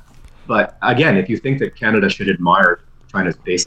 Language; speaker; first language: English; native; English